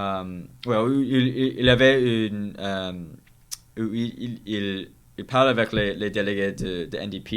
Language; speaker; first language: French; non-native, learner; English